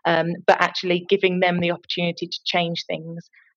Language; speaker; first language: English; native; English